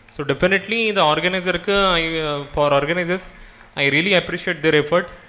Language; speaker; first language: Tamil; non-native, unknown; Marathi